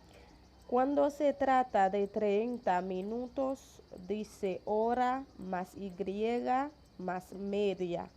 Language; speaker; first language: Spanish; non-native, fluent; Haitian Creole